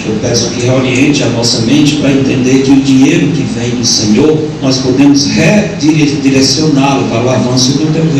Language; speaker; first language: Portuguese; native; Portuguese